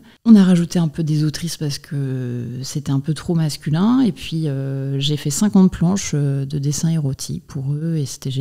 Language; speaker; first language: French; native; French